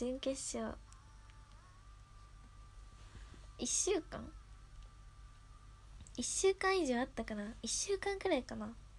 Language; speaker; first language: Japanese; native; Japanese